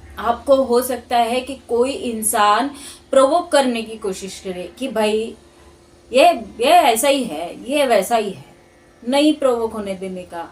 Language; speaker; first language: Hindi; non-native, local second language; Marathi